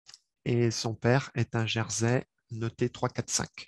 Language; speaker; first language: French; native; French